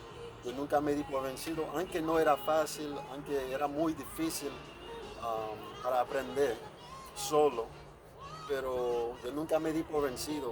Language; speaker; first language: Spanish; non-native, fluent; Haitian Creole